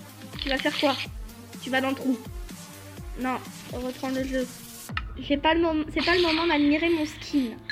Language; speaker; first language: French; native; French